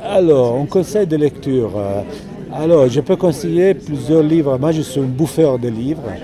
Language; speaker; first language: French; non-native, fluent; Italian